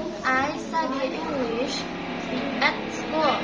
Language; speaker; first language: English; non-native, learner; Indonesian